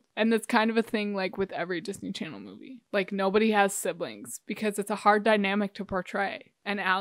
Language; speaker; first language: English; native; English